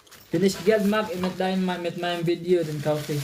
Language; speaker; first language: German; non-native, learner; Cebuano